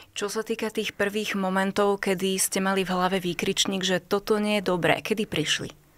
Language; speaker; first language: Slovak; native; Slovak